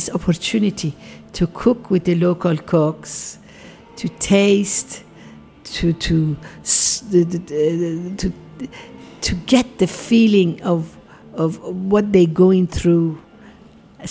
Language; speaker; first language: English; non-native, fluent; Persian